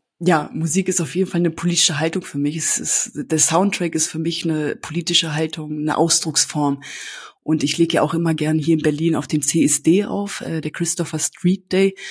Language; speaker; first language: German; native; German